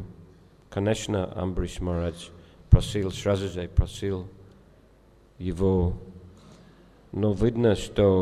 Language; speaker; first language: Russian; non-native, fluent; English